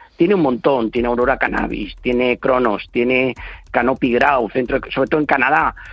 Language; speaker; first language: Spanish; native; Spanish